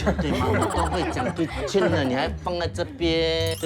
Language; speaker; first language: Chinese; native; Chinese